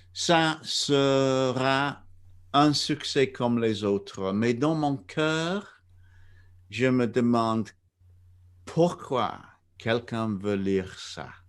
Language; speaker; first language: French; non-native, fluent; English